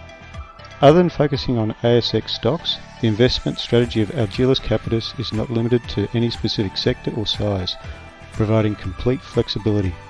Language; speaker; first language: English; native; English